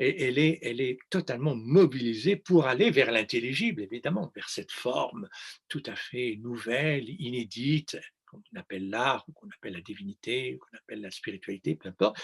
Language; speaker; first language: French; native; French